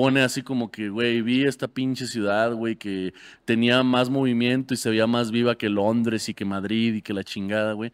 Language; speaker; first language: Spanish; native; Spanish